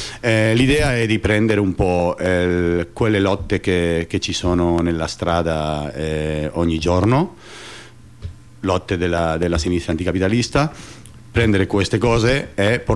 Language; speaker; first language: Italian; non-native, fluent; Catalan